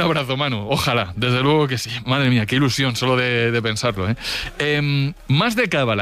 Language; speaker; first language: Spanish; native; Spanish